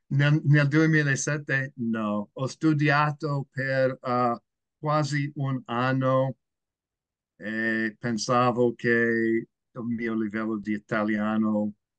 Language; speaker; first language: Italian; non-native, learner; English